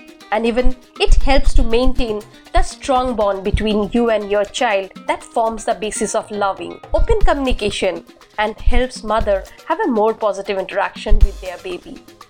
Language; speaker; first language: English; non-native, local second language; Bangla